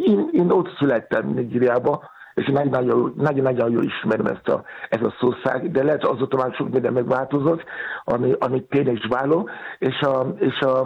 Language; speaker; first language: Hungarian; non-native, learner; Yoruba